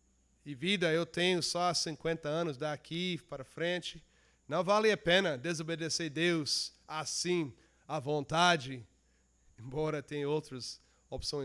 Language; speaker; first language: Portuguese; non-native, fluent; English